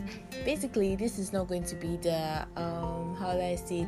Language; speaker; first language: English; non-native, local second language; Hausa